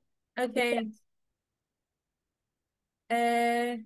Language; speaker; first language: English; non-native, learner; French